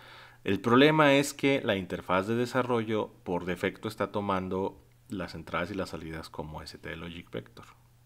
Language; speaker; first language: Spanish; native; Spanish